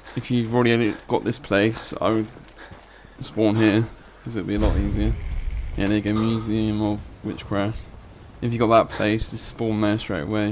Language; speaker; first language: English; native; English